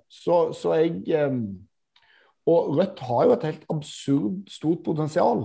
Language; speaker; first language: Norwegian; native; Norwegian